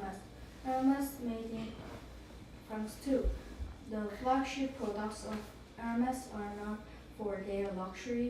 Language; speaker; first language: English; non-native, learner; Korean